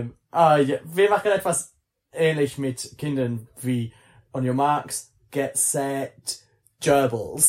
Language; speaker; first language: German; non-native, learner; English